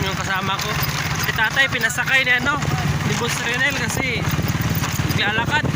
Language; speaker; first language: Filipino; non-native, local second language; Cebuano